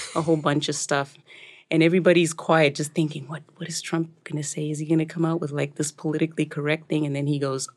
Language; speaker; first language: English; non-native, local second language; Shona